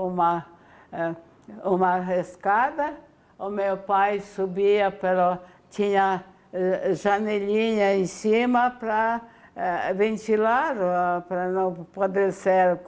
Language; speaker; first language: Portuguese; non-native, fluent; Ukrainian